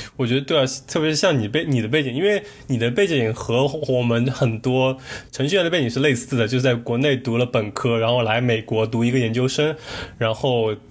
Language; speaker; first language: Chinese; native; Chinese